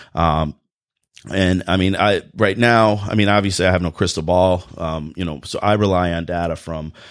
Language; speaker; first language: English; native; English